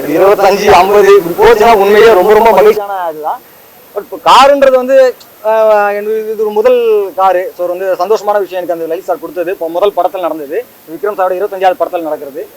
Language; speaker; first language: Tamil; native; Tamil